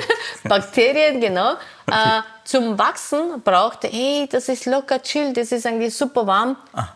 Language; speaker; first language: German; non-native, fluent; Korean